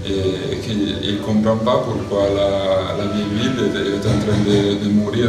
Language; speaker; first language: French; non-native, fluent; Italian